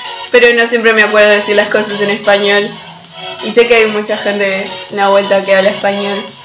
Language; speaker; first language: Spanish; native; Spanish